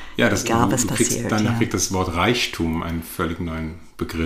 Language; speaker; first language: German; native; German